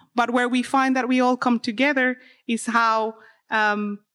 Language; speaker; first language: English; non-native, fluent; Spanish